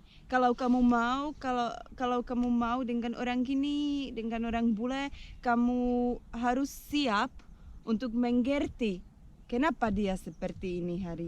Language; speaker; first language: Indonesian; non-native, learner; Czech